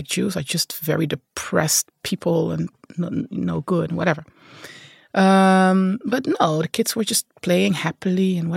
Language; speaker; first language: English; non-native, fluent; Dutch